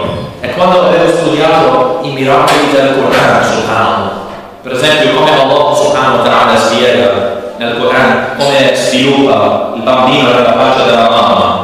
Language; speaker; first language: Italian; non-native, learner; English